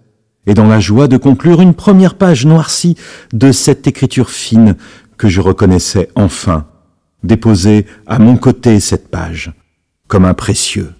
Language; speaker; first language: French; native; French